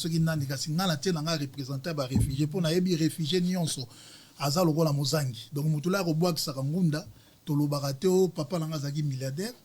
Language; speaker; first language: Lingala; native; Lingala